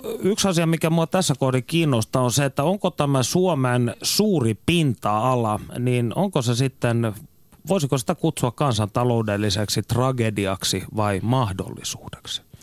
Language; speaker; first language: Finnish; native; Finnish